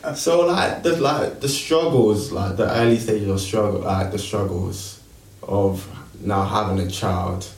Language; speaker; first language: English; early bilingual, other home language; Krio